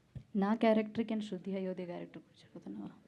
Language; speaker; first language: Telugu; non-native, learner; Malayalam